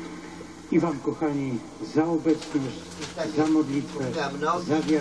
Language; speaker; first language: Polish; native; Polish